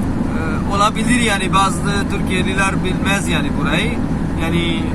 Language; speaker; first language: Turkish; non-native, learner; Urdu